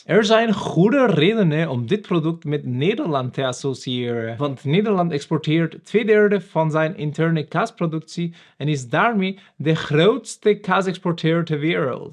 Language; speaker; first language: Dutch; non-native, learner; Spanish